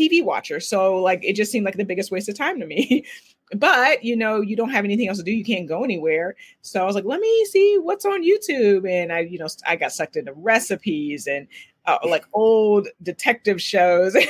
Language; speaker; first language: English; native; English